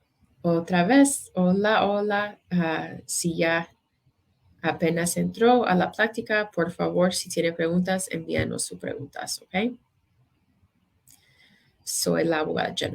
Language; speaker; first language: Spanish; non-native, fluent; English